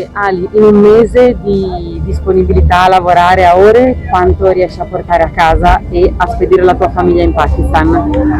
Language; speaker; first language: Italian; native; Italian